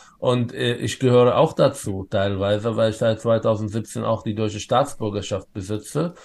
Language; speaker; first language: German; non-native, fluent; Arabic